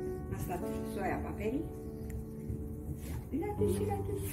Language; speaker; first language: Finnish; non-native, fluent; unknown